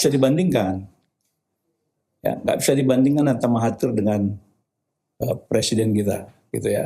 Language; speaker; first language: Indonesian; native; Indonesian